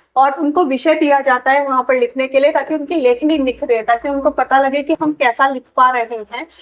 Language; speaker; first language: Hindi; native; Hindi